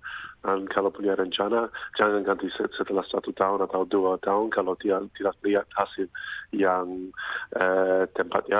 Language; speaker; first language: Indonesian; non-native, fluent; English